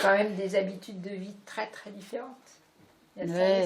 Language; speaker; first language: French; native; French